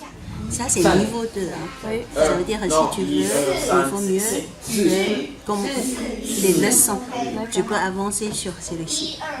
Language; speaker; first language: French; non-native, fluent; Chinese